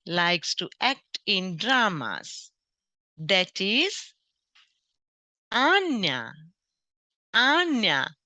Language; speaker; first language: English; non-native, local second language; Sinhala